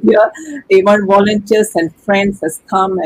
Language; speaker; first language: English; non-native, local second language; Tamil